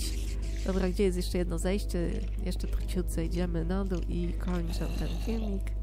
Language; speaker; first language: Polish; native; Polish